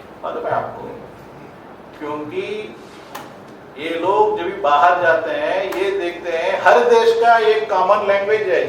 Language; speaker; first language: Hindi; non-native, local second language; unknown